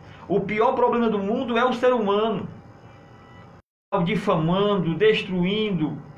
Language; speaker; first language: Portuguese; native; Portuguese